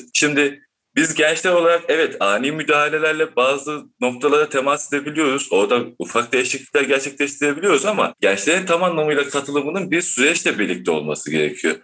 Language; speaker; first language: Turkish; native; Turkish